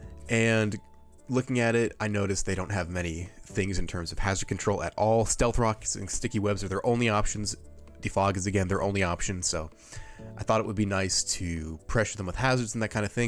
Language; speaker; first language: English; native; English